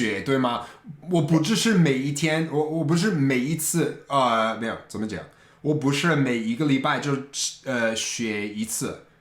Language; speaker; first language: Chinese; non-native, fluent; English